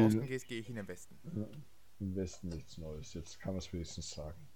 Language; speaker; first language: German; native; German